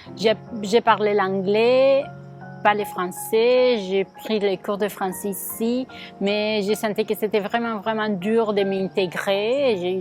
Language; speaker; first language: French; non-native, fluent; Spanish